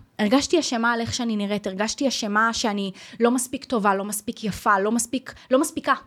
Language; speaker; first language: Hebrew; native; Hebrew